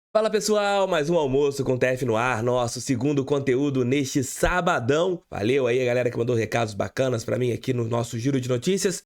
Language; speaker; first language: Portuguese; native; Portuguese